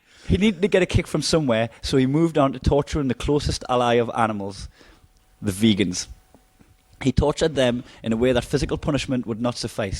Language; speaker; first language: English; native; English